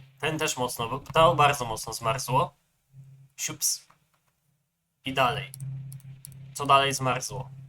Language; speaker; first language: Polish; native; Polish